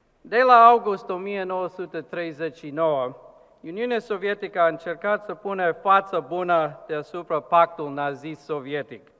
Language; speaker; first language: Romanian; non-native, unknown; English